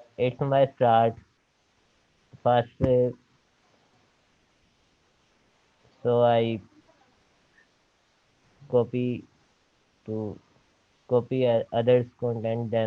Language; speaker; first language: English; non-native, learner; Urdu